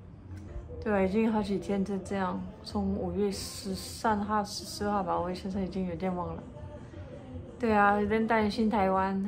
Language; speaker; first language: Chinese; non-native, fluent; French